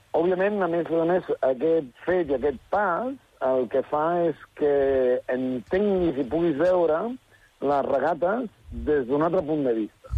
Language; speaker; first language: Catalan; early bilingual, other home language; Spanish